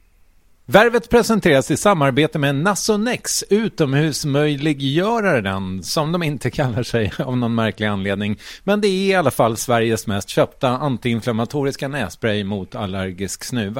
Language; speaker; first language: Swedish; native; Swedish